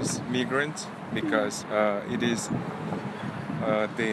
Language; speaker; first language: English; non-native, fluent; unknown